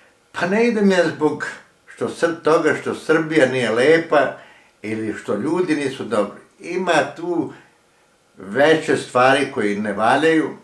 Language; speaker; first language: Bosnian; early bilingual, heritage; Croatian